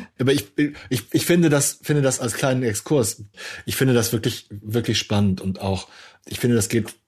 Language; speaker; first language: German; native; German